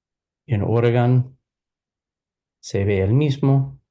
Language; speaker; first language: Spanish; non-native, fluent; English